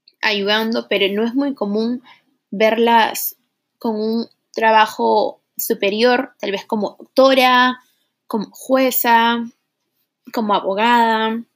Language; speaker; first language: Spanish; early bilingual, heritage; Spanish